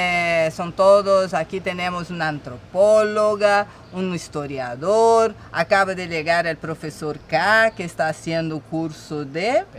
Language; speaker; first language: Spanish; non-native, fluent; Portuguese